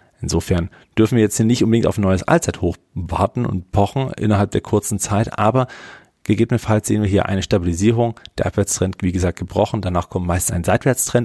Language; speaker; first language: German; native; German